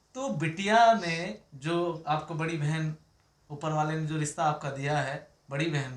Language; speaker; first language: Hindi; native; Hindi